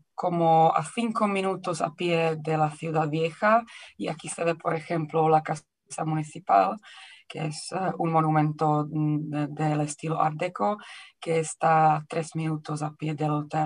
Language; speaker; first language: Spanish; non-native, fluent; Czech